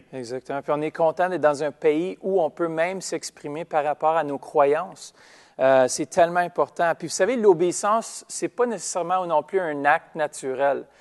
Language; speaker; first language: French; native; French